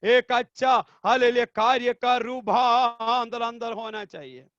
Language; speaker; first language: Hindi; non-native, local second language; Malayalam